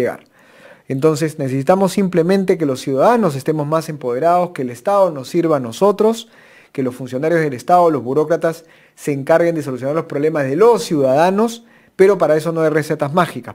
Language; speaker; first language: Spanish; native; Spanish